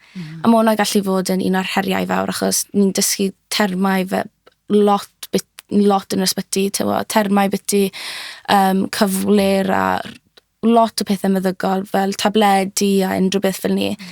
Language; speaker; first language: Welsh; native; Welsh